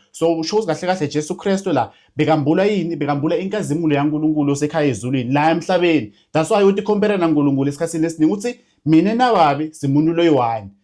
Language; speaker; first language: Zulu; non-native, local second language; Swati